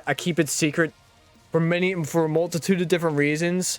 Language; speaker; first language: English; native; English